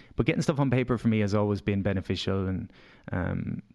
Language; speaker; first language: English; native; English